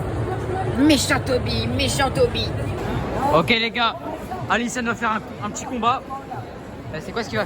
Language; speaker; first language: French; native; French